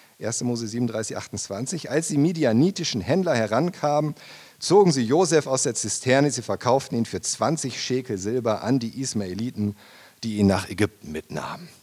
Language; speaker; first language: German; native; German